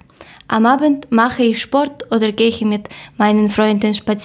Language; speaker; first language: German; non-native, learner; Ukrainian